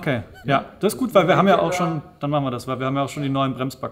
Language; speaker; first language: German; native; German